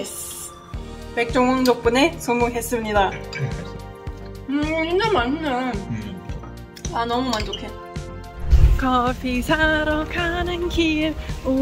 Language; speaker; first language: Korean; non-native, fluent; German